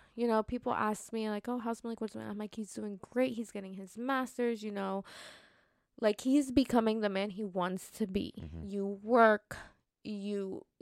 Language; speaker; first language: English; early bilingual, other home language; Spanish